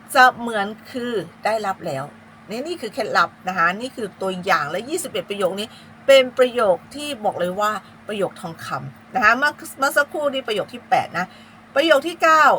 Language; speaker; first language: Thai; native; Thai